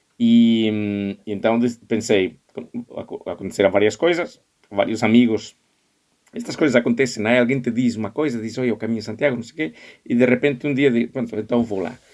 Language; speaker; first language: Portuguese; non-native, fluent; Spanish